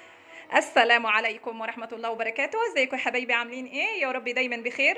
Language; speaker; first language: Arabic; native; Arabic